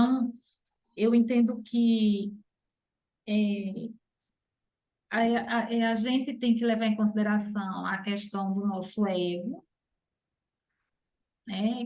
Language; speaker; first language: Portuguese; native; Portuguese